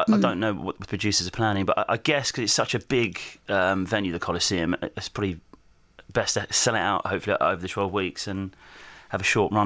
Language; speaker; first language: English; native; English